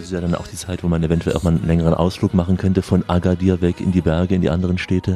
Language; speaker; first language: German; native; German